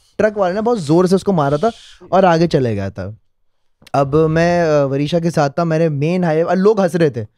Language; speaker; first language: Urdu; native; Urdu